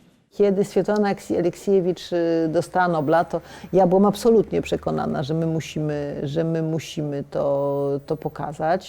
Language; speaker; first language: Polish; native; Polish